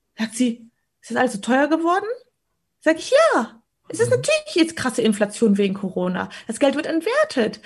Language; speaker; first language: German; early bilingual, other home language; Polish